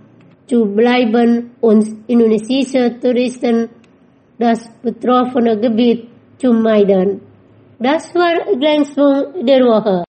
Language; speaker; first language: German; non-native, fluent; Indonesian